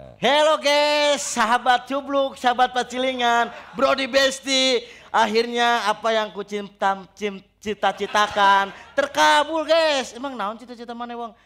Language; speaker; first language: Indonesian; non-native, local second language; Sundanese